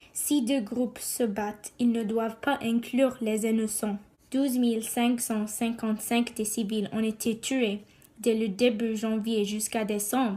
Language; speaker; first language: French; non-native, learner; English